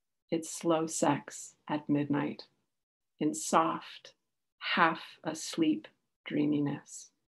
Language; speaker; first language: English; native; English